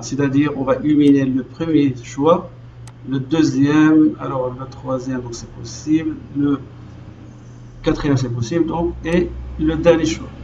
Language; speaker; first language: French; non-native, local second language; Arabic